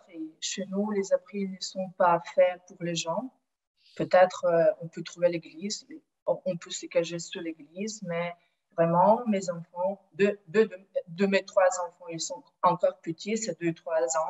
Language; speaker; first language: French; non-native, fluent; Ukrainian